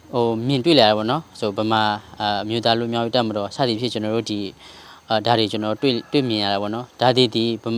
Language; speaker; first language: Burmese; non-native, local second language; S'gaw Karen